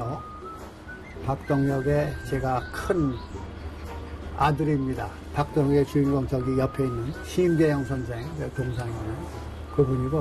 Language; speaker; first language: Korean; native; Korean